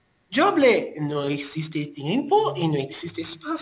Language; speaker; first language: Portuguese; non-native, fluent; Spanish